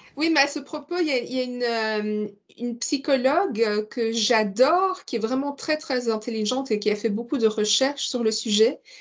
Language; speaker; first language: French; non-native, learner; English